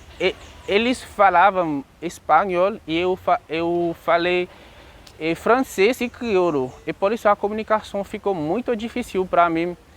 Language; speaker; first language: Portuguese; non-native, learner; Haitian Creole